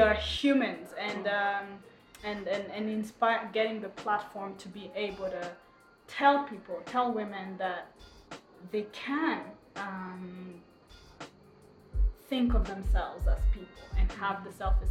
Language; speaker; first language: English; non-native, local second language; Kinyarwanda